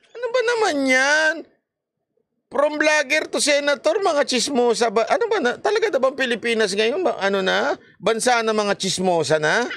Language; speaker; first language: Filipino; native; Filipino